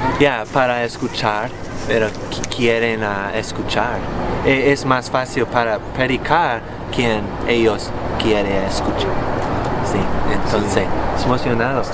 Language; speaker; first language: Spanish; non-native, learner; English